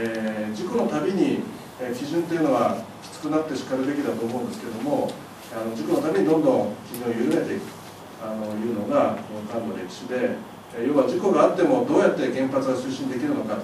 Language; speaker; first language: Japanese; native; Japanese